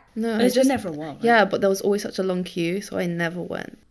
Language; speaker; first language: English; native; English